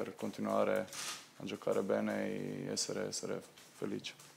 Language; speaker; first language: Italian; non-native, fluent; Croatian